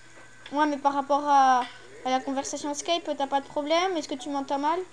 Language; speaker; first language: French; native; French